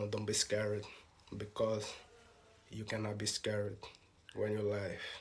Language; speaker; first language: English; non-native, learner; Portuguese